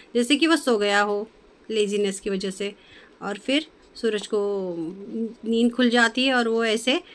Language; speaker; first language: Hindi; non-native, local second language; Marathi